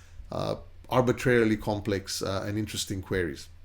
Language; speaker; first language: English; native; English